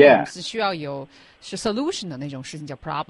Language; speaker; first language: Chinese; native; Chinese